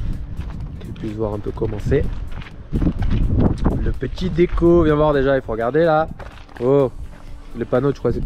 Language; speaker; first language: French; native; French